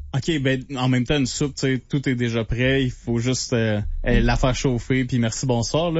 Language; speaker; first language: French; native; French